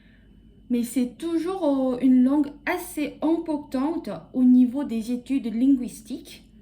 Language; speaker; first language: French; non-native, fluent; Korean